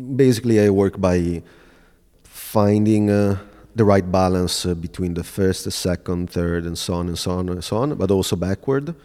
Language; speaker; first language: English; non-native, fluent; Italian